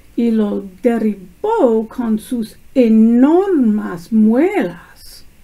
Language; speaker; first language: Spanish; non-native, learner; English